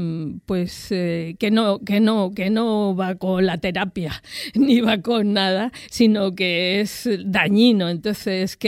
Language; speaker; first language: Spanish; native; Spanish